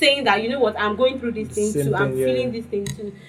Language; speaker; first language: English; non-native, local second language; Yoruba